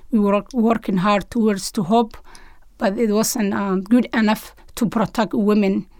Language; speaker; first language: English; non-native, learner; Somali